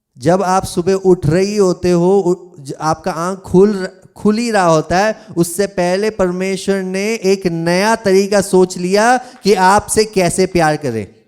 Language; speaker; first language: Hindi; non-native, local second language; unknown